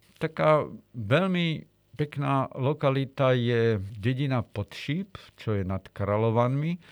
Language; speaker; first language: Slovak; native; Slovak